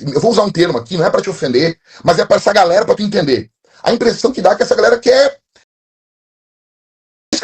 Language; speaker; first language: Portuguese; native; Portuguese